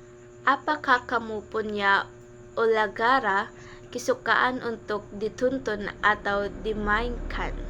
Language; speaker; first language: Indonesian; non-native, learner; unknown